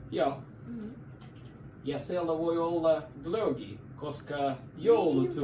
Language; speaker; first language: Finnish; non-native, learner; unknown